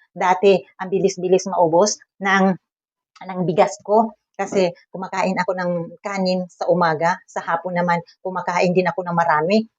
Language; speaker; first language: Filipino; native; Filipino